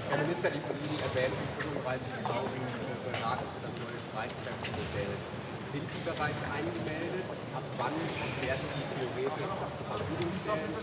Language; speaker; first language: German; native; German